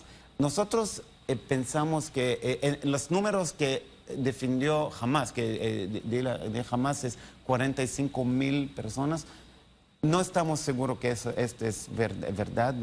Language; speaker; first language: Spanish; non-native, learner; Hebrew